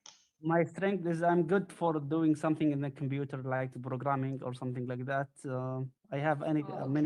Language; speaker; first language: English; non-native, learner; Arabic